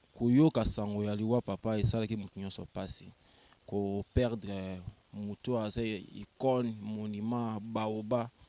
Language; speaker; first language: Lingala; native; Lingala